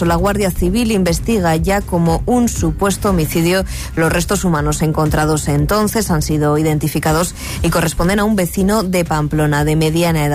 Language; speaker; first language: Spanish; native; Spanish